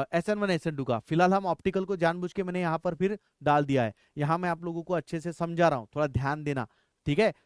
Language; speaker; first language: Hindi; non-native, local second language; Marathi